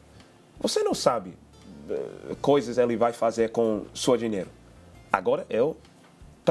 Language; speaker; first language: Portuguese; non-native, learner; English